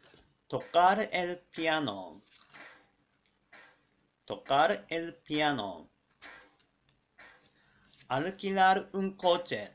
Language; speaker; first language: Spanish; non-native, fluent; Japanese